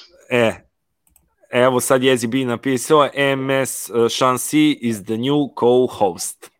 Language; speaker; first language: English; non-native, learner; Serbian